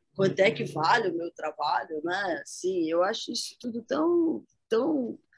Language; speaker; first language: Portuguese; native; Portuguese